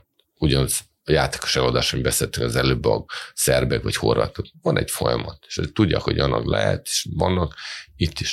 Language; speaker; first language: Hungarian; non-native, fluent; Serbian